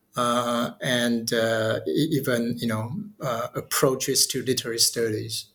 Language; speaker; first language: English; non-native, fluent; Chinese